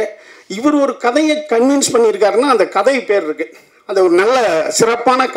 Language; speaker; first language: Tamil; native; Tamil